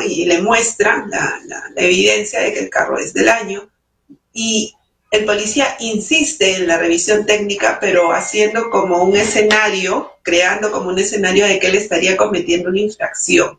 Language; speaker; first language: Spanish; native; Spanish